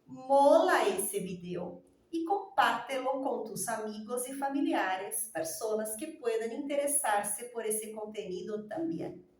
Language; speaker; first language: Spanish; non-native, fluent; Portuguese